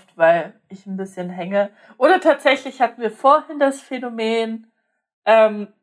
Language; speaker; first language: German; non-native, local second language; Polish